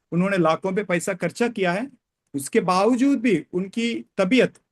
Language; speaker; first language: Hindi; non-native, local second language; Kannada